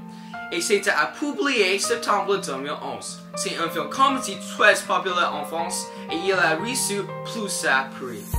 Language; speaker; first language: French; non-native, learner; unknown